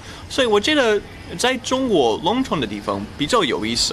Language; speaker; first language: Chinese; non-native, fluent; English